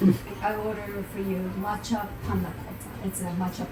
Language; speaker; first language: English; non-native, learner; Japanese